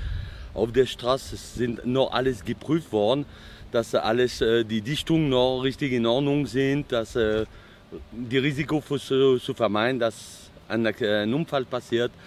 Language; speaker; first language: German; non-native, fluent; French